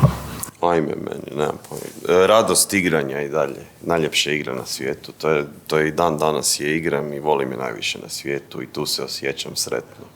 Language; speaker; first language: Bosnian; native; Bosnian